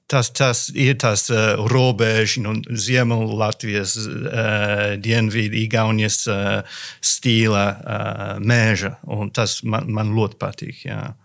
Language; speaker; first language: Latvian; non-native, learner; English